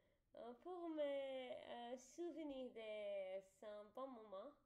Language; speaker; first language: French; non-native, learner; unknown